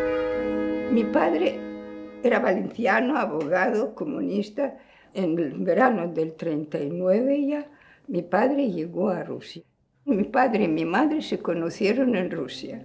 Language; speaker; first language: Spanish; early bilingual, heritage; Spanish